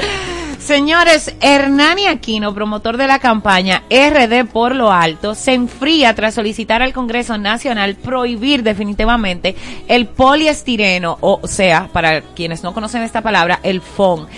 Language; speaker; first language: Spanish; native; Spanish